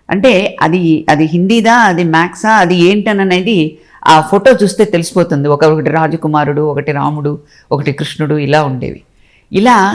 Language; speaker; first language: Telugu; native; Telugu